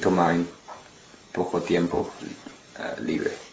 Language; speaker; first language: Spanish; non-native, learner; English